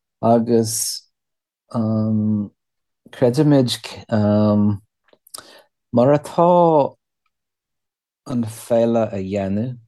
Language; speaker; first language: Irish; non-native, learner; English